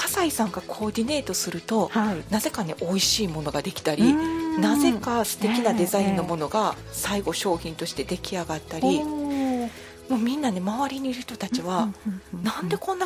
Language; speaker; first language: Japanese; native; Japanese